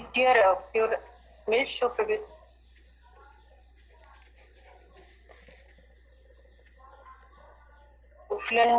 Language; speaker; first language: German; non-native, learner; Hindi